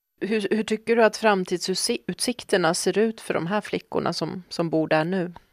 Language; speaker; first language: Swedish; native; Swedish